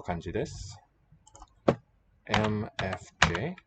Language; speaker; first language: Japanese; non-native, learner; English